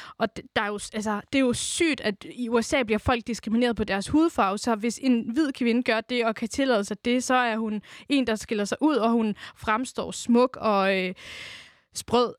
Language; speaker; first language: Danish; early bilingual, other home language; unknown